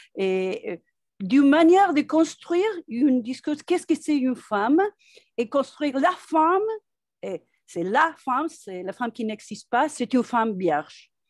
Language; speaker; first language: French; non-native, fluent; Spanish